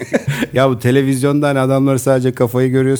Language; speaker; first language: Turkish; native; Turkish